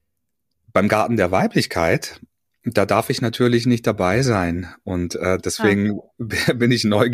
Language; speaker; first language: German; native; German